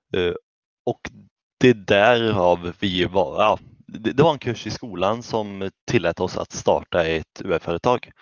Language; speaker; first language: Swedish; native; Swedish